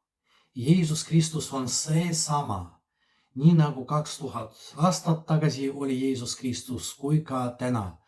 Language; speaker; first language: Estonian; non-native, fluent; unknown